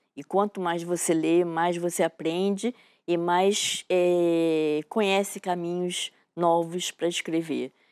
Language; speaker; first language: Portuguese; native; Portuguese